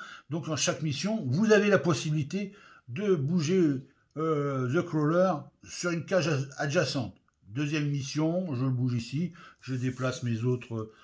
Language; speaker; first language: French; native; French